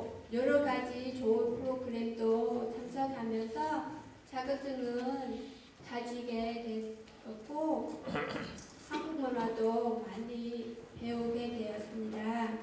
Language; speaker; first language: Korean; non-native, learner; Vietnamese